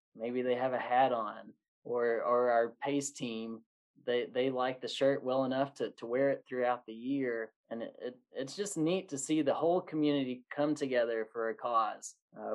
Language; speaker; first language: English; native; English